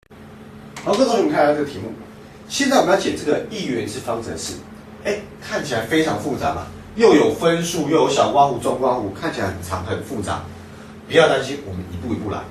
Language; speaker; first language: Chinese; native; Chinese